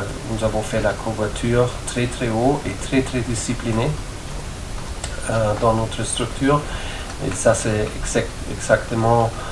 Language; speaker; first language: French; non-native, fluent; German